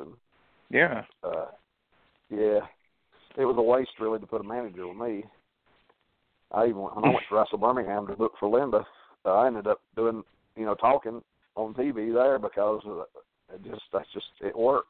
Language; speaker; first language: English; native; English